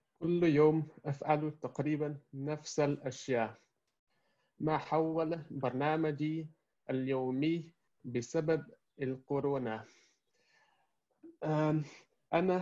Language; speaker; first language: Arabic; non-native, learner; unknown